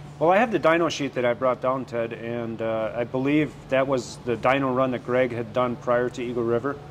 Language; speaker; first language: English; native; English